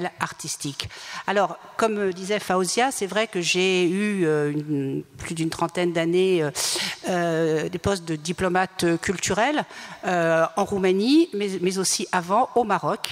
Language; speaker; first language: French; native; French